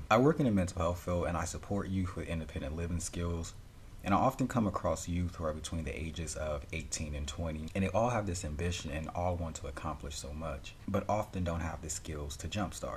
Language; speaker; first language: English; native; English